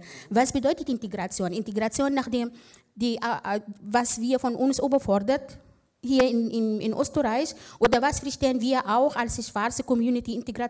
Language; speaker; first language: German; non-native, fluent; Arabic